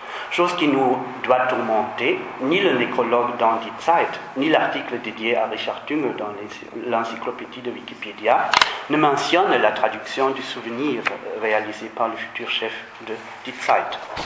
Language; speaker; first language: French; non-native, fluent; German